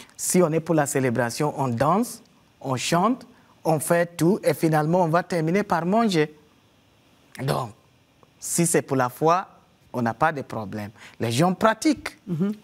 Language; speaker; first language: French; non-native, fluent; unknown